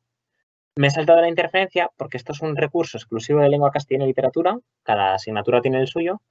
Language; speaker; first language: Spanish; native; Spanish